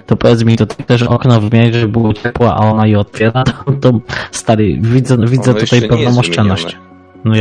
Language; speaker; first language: Polish; native; Polish